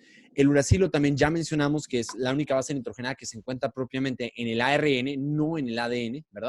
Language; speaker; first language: Spanish; native; Spanish